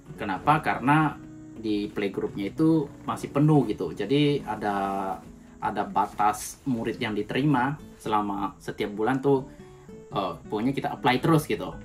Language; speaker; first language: Indonesian; native; Indonesian